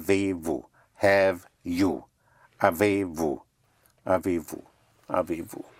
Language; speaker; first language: French; non-native, fluent; English